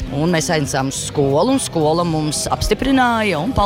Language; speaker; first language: Latvian; native; Latvian